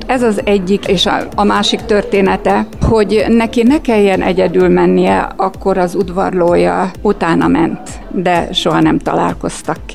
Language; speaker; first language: Hungarian; native; Hungarian